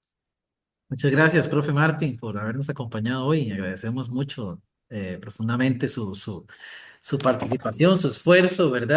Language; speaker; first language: Spanish; native; Spanish